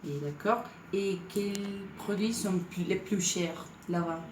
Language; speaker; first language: French; non-native, learner; Spanish